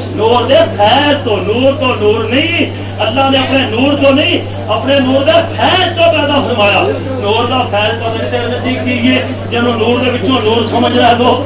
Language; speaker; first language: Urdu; non-native, local second language; Punjabi